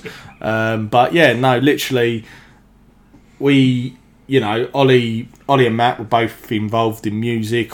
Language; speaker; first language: English; native; English